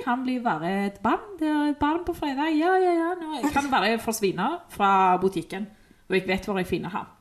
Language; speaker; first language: Norwegian; non-native, fluent; Spanish